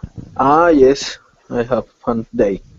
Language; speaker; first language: English; non-native, learner; Spanish